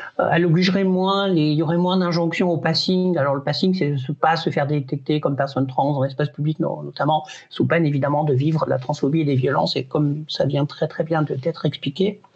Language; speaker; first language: French; native; French